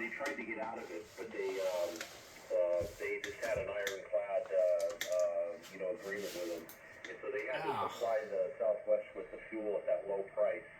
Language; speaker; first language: English; native; English